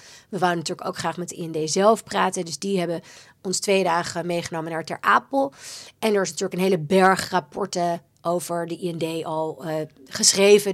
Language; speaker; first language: Dutch; native; Dutch